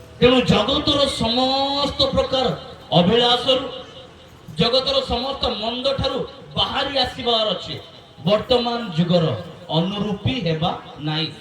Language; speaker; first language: Odia; non-native, local second language; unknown